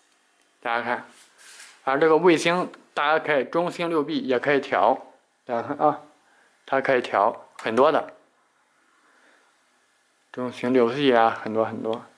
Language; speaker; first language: Chinese; native; Chinese